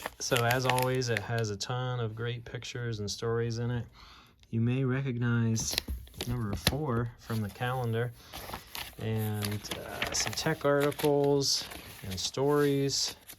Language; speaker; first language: English; native; English